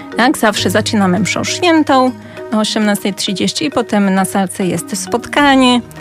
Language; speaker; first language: Polish; non-native, fluent; Hungarian